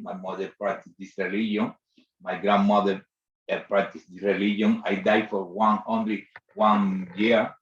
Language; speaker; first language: English; non-native, learner; Spanish